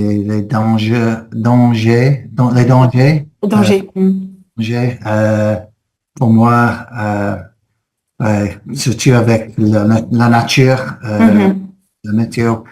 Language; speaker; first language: French; non-native, fluent; English